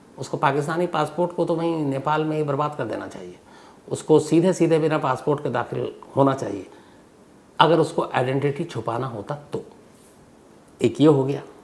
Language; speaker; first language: Hindi; native; Hindi